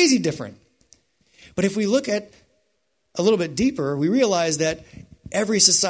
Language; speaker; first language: English; native; English